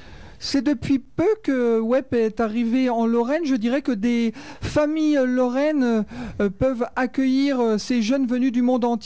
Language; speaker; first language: French; native; French